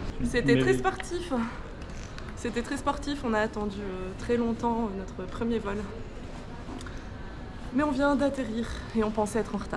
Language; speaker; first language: French; native; French